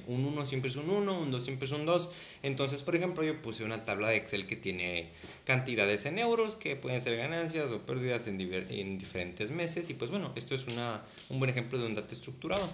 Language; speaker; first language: Spanish; native; Spanish